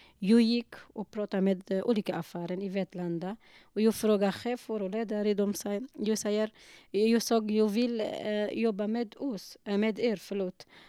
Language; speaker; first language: Swedish; non-native, learner; Kurdish